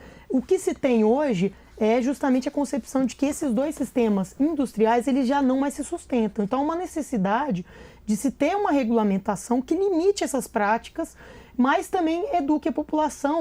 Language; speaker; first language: Portuguese; native; Portuguese